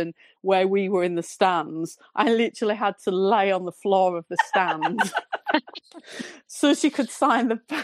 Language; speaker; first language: English; native; English